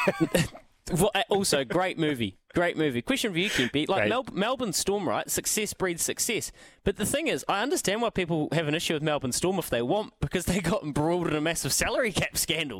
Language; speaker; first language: English; native; English